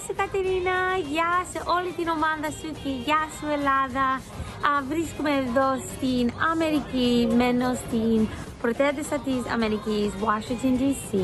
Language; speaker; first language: Greek; early bilingual, heritage; Greek